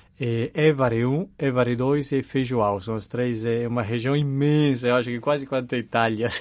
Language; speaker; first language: Portuguese; non-native, fluent; Italian